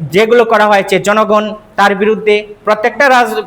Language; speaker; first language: Bangla; native; Bangla